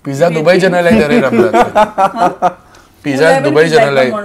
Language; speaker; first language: Nepali; non-native, learner; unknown